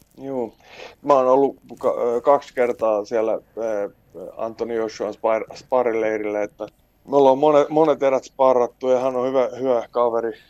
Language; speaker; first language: Finnish; non-native, local second language; Swedish